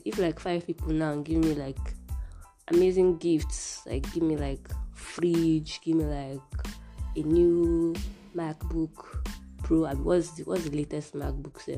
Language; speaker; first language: English; non-native, local second language; Yoruba